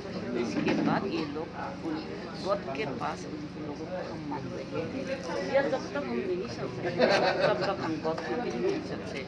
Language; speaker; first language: Hindi; non-native, local second language; Bodo